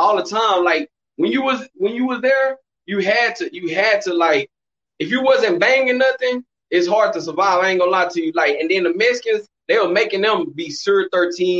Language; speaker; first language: English; native; English